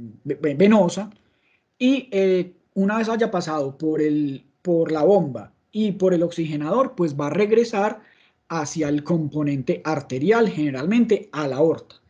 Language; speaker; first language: Spanish; native; Spanish